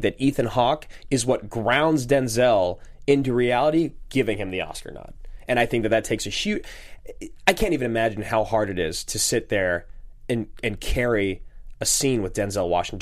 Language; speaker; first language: English; native; English